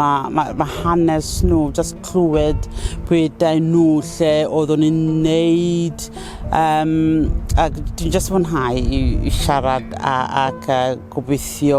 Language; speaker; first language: Welsh; non-native, learner; Southern Sotho